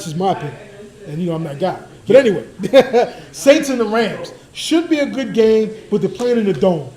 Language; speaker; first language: English; native; English